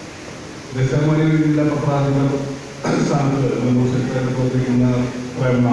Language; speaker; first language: Malayalam; native; Malayalam